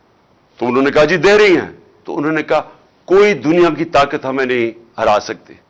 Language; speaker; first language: Urdu; native; Urdu